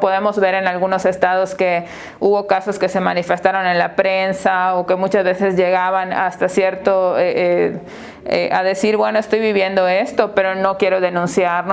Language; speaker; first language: Spanish; native; Spanish